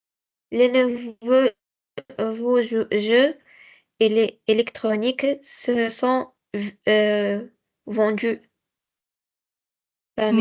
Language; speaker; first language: French; non-native, learner; Arabic